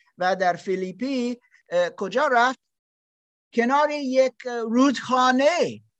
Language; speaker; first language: Persian; non-native, learner; German